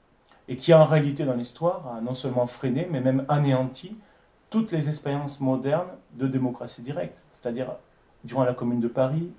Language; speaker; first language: French; native; French